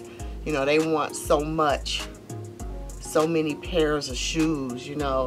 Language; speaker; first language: English; native; English